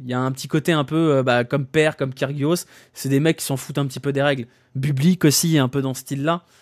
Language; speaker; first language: French; native; French